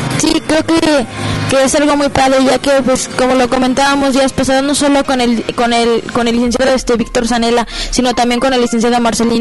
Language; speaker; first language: Spanish; native; Spanish